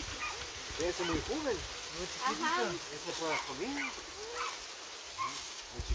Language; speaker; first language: Spanish; non-native, learner; German